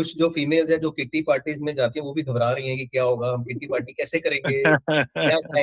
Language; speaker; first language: Hindi; native; Hindi